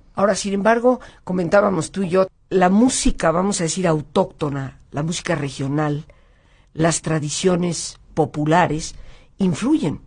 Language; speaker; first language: Spanish; native; Spanish